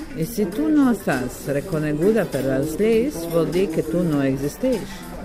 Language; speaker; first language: Catalan; non-native, fluent; Bosnian